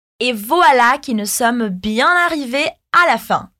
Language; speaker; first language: French; non-native, fluent; Portuguese